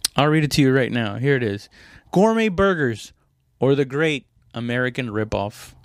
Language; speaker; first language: English; non-native, fluent; Spanish